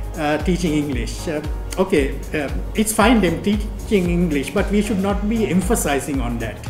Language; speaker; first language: English; non-native, local second language; Sinhala